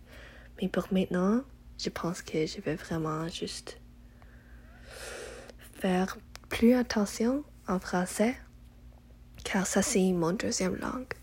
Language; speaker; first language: French; non-native, learner; English